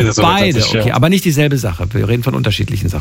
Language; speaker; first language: German; native; German